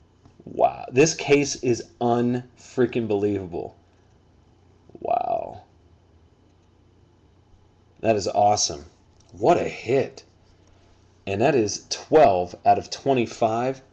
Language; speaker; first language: English; native; English